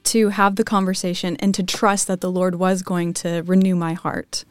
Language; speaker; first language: English; native; English